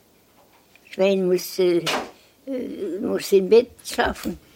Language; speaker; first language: German; non-native, learner; Estonian